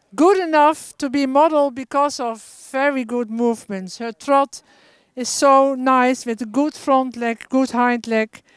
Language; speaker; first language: English; non-native, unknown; Dutch